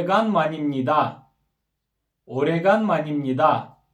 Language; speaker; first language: Korean; non-native, fluent; Kyrgyz